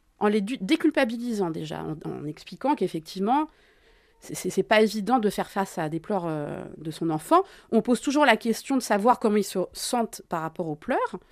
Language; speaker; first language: French; native; French